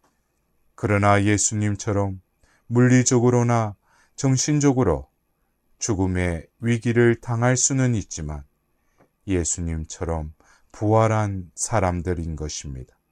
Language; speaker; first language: Korean; native; Korean